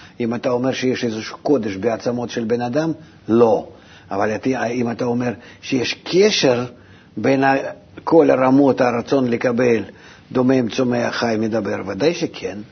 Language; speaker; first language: Hebrew; non-native, fluent; Russian